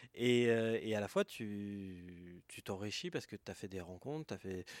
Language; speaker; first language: French; native; French